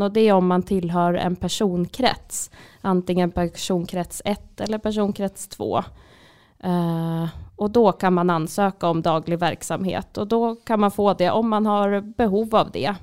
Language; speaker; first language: Swedish; native; Swedish